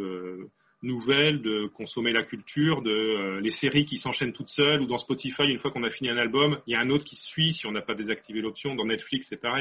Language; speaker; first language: French; native; French